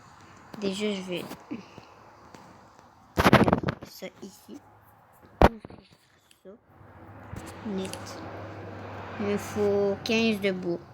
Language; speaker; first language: French; native; French